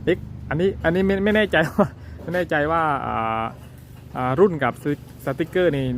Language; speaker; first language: Thai; non-native, local second language; Northern Khmer